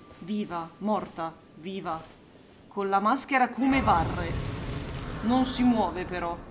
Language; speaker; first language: Italian; native; Italian